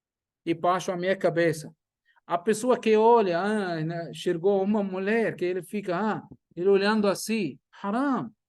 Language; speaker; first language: Portuguese; non-native, fluent; Arabic